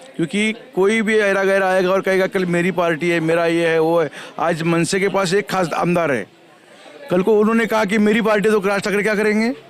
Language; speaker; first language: Hindi; non-native, local second language; Marathi